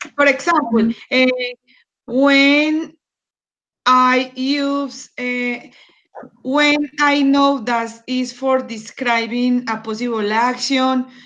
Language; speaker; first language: English; non-native, learner; Spanish